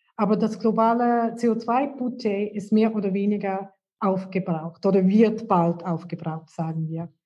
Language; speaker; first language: German; non-native, fluent; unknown